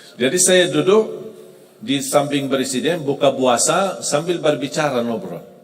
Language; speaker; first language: Indonesian; non-native, fluent; Arabic